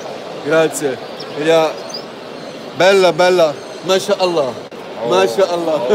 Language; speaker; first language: Italian; non-native, learner; Arabic